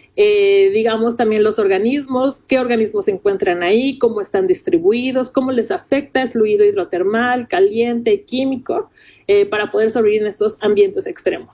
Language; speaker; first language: Spanish; native; Spanish